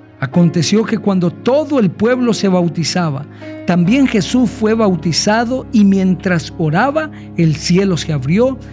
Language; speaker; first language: Spanish; native; Spanish